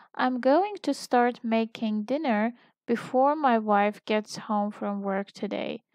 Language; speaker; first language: English; non-native, fluent; Azerbaijani